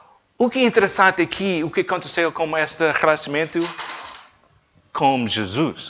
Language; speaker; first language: Portuguese; non-native, learner; English